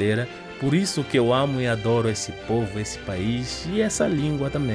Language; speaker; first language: Portuguese; non-native, fluent; Upper Guinea Crioulo